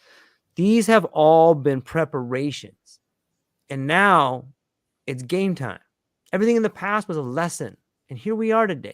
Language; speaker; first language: English; native; English